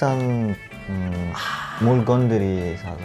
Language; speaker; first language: Korean; non-native, learner; Italian